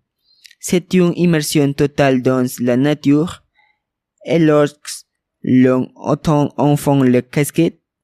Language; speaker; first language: French; non-native, learner; Spanish